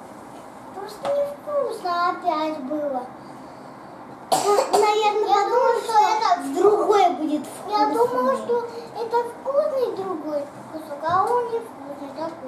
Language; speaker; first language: Russian; early bilingual, heritage; Russian